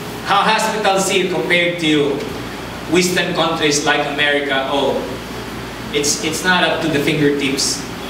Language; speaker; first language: English; non-native, local second language; Chavacano